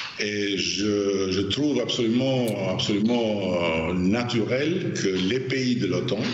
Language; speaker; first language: French; non-native, fluent; Albanian